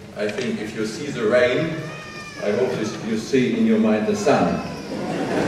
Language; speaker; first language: English; non-native, fluent; German